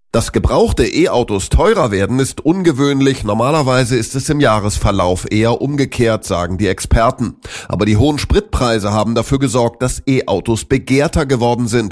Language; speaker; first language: German; native; German